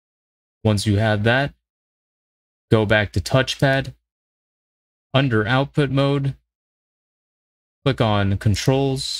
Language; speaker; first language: English; native; English